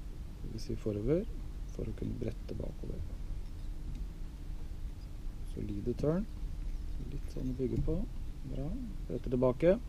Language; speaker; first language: Norwegian; native; Norwegian